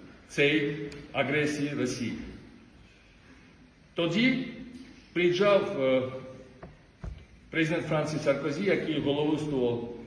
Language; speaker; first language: Ukrainian; non-native, fluent; Georgian